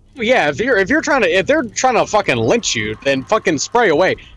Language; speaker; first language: English; native; English